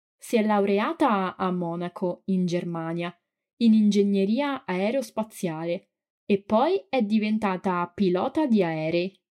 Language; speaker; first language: Italian; native; Italian